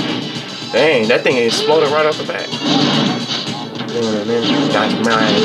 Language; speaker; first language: English; native; English